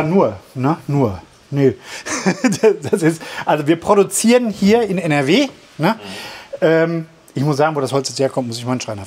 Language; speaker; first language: German; native; German